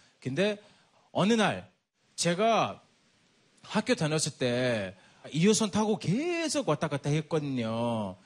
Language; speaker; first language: Korean; non-native, fluent; English